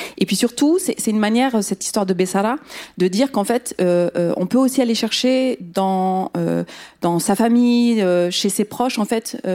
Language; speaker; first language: French; early bilingual, other home language; Riffian